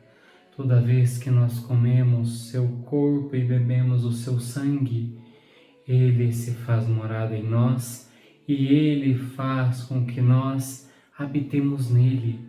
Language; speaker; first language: Portuguese; native; Portuguese